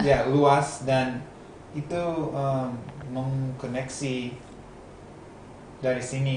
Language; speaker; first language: Indonesian; non-native, fluent; English